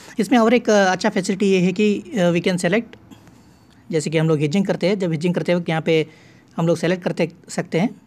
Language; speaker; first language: Hindi; non-native, local second language; Kannada